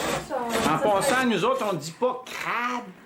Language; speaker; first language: French; native; French